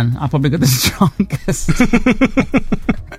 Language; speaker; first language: English; native; English